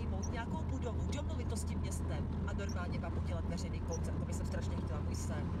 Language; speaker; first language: Czech; native; Czech